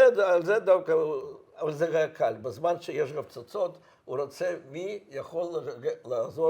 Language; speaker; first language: Hebrew; non-native, fluent; Russian